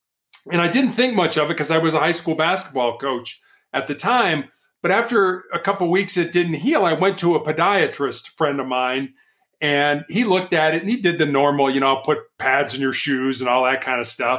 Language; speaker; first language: English; native; English